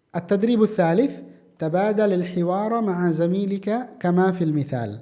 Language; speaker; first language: Arabic; non-native, fluent; Indonesian